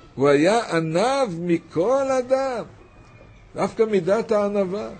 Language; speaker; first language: Hebrew; native; Hebrew